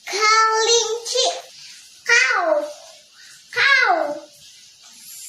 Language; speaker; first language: English; non-native, learner; Indonesian